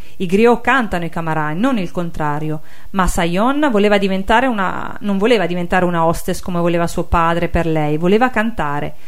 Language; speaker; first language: Italian; native; Italian